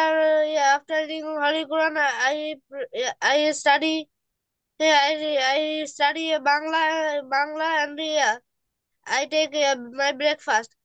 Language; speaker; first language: English; non-native, learner; Bangla